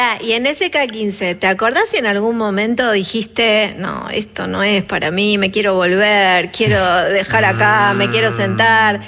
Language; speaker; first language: Spanish; native; Spanish